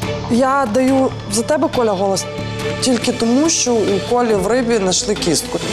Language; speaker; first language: Russian; non-native, local second language; Ukrainian